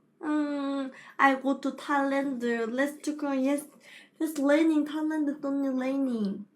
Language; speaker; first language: English; non-native, learner; Korean